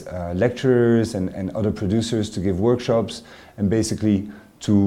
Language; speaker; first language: English; non-native, fluent; French